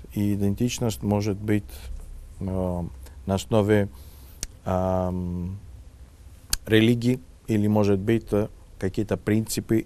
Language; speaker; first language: Russian; non-native, fluent; Greek